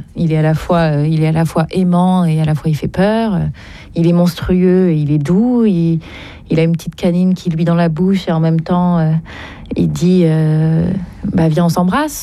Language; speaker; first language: French; native; French